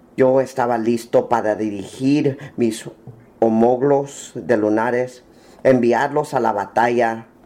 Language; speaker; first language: Spanish; early bilingual, heritage; Spanish